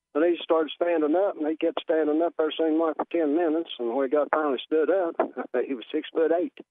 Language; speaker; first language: English; native; English